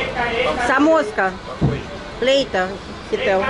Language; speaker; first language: Russian; native; Russian